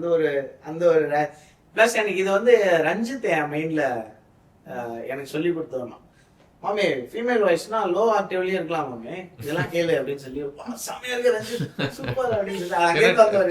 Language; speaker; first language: Tamil; native; Tamil